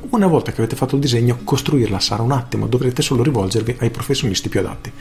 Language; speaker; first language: Italian; native; Italian